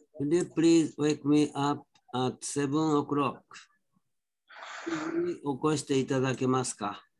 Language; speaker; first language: Japanese; native; Japanese